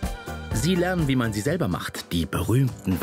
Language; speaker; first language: German; native; German